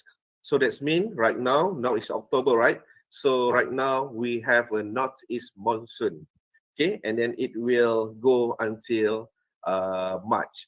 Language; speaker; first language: English; non-native, fluent; Malay